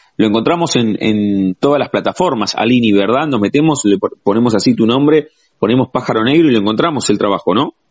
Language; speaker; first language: Spanish; native; Spanish